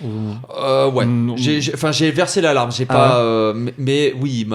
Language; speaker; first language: French; native; French